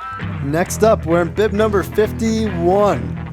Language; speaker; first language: English; native; English